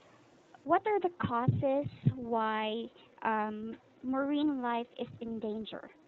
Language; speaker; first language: English; non-native, local second language; Filipino